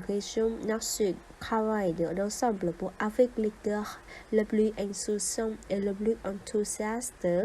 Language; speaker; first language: French; non-native, fluent; Vietnamese